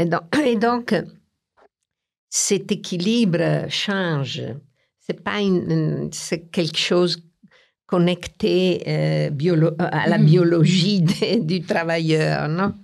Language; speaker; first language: French; non-native, fluent; Italian